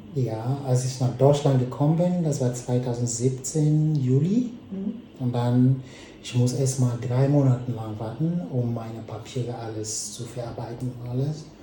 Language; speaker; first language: German; non-native, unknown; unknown